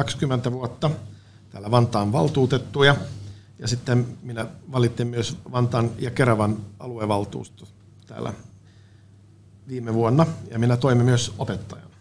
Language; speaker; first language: Finnish; non-native, fluent; Swedish